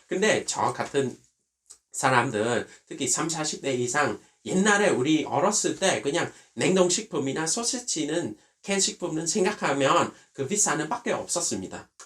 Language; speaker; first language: Korean; non-native, fluent; Vietnamese